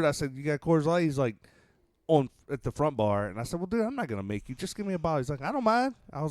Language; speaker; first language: English; native; English